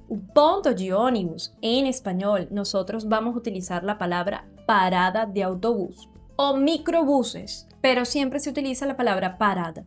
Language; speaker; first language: Spanish; non-native, fluent; Portuguese